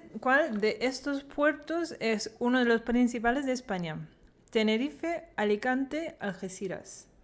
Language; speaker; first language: Spanish; non-native, fluent; Danish